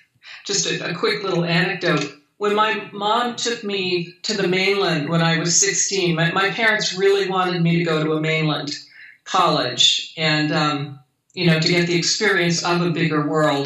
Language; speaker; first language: English; native; English